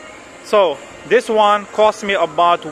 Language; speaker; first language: English; non-native, learner; French